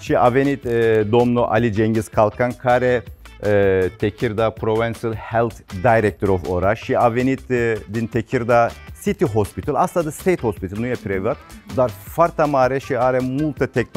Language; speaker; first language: Romanian; non-native, learner; Turkish